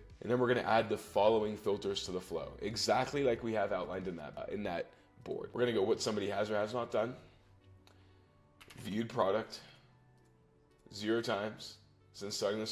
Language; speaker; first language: English; native; English